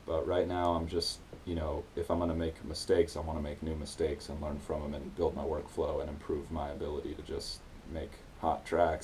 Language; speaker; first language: English; native; English